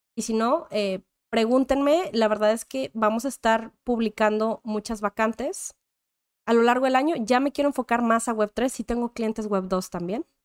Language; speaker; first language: Spanish; native; Spanish